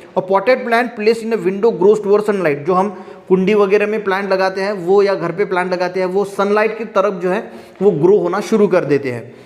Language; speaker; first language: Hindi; non-native, local second language; Marathi